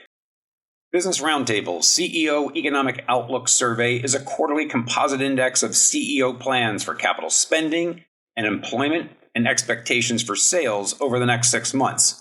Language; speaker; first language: English; native; English